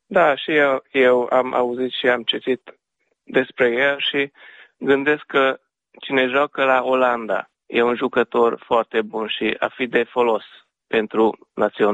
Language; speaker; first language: Romanian; non-native, learner; Hungarian